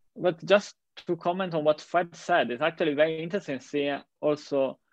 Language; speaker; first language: English; non-native, fluent; Italian